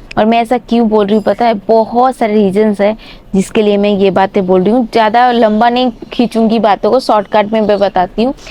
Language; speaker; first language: Hindi; non-native, local second language; Bangla